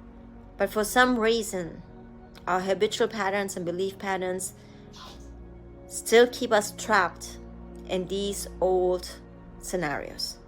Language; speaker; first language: English; non-native, fluent; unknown